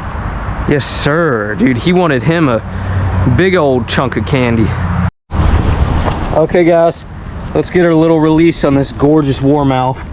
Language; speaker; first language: English; native; English